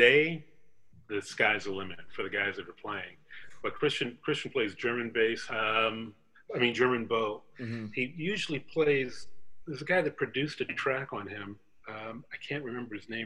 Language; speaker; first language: English; native; English